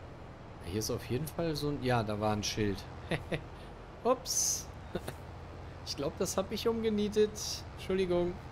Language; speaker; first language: German; native; German